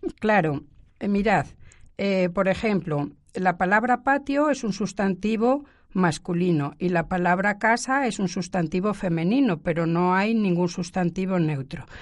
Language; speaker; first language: Spanish; native; Spanish